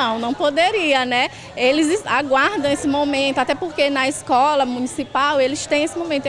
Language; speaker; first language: Portuguese; native; Portuguese